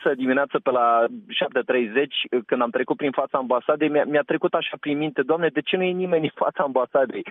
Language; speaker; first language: Romanian; native; Romanian